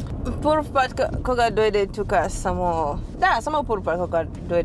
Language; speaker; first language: Macedonian; non-native, learner; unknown